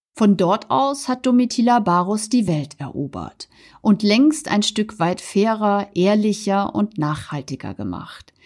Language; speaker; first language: German; native; German